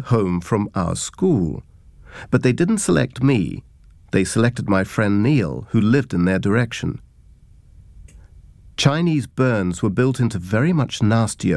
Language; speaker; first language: English; native; English